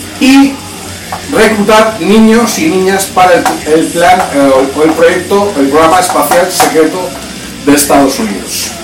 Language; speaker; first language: Spanish; native; Spanish